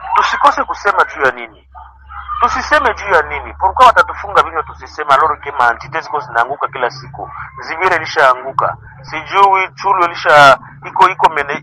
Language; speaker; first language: Swahili; native; Swahili